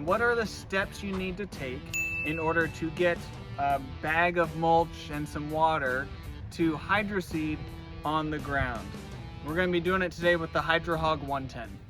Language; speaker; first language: English; native; English